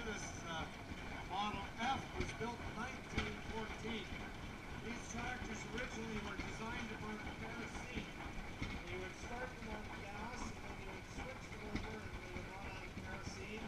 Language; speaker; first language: English; native; English